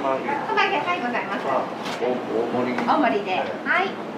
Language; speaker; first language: Japanese; native; Japanese